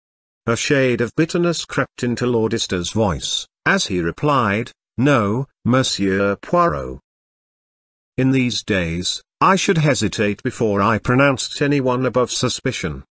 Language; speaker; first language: English; non-native, fluent; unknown